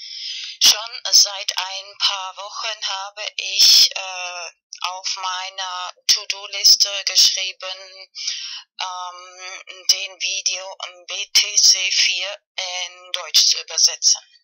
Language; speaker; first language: German; non-native, fluent; Spanish